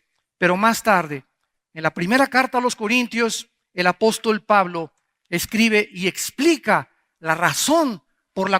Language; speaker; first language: Spanish; native; Spanish